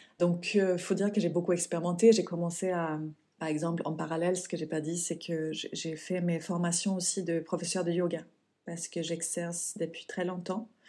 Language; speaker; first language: French; non-native, fluent; Swedish